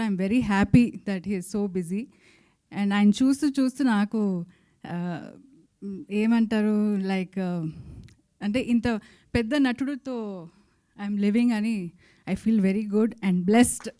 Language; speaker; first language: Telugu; non-native, local second language; Kannada